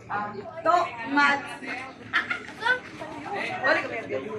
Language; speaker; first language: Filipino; non-native, local second language; Cebuano